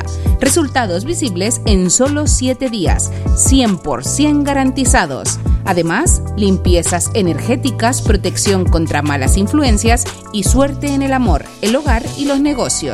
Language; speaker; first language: Spanish; native; Spanish